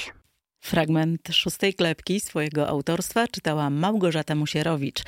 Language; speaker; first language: Polish; native; Polish